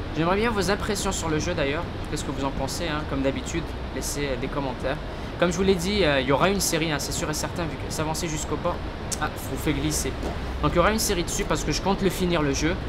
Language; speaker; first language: French; native; French